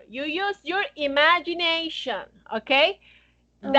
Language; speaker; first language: English; non-native, fluent; Spanish